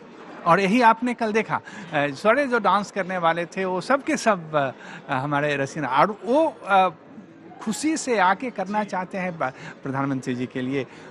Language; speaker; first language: Hindi; native; Hindi